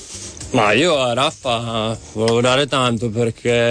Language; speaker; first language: Italian; non-native, fluent; Czech